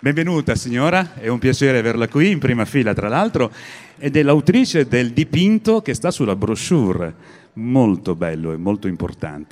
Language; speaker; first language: Italian; native; Italian